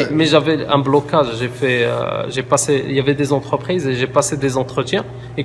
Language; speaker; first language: French; non-native, local second language; Arabic